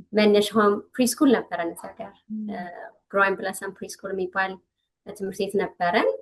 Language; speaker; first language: Amharic; native; Amharic